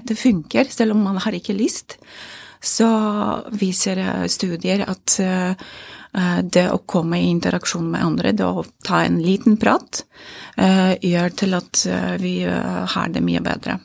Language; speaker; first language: Norwegian; non-native, fluent; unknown